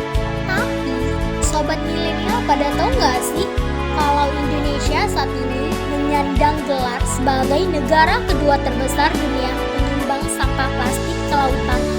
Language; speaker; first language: Indonesian; native; Indonesian